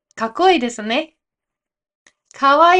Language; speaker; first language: Japanese; non-native, fluent; English